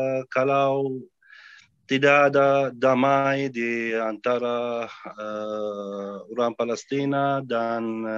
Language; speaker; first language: Indonesian; non-native, fluent; Arabic